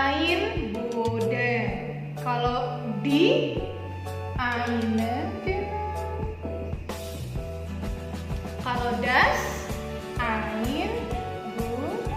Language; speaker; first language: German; non-native, fluent; Indonesian